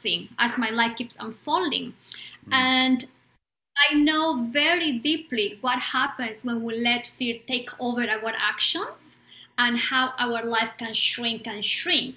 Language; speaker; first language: English; non-native, fluent; Spanish